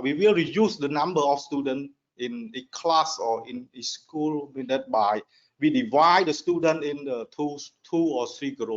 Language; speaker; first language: English; non-native, learner; Khmer